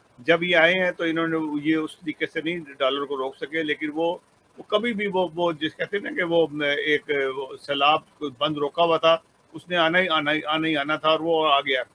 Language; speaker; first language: Urdu; native; Urdu